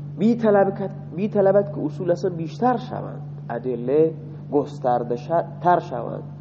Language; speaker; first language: Persian; non-native, local second language; Baluchi